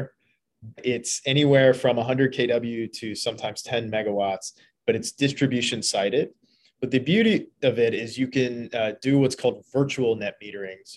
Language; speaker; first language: English; native; English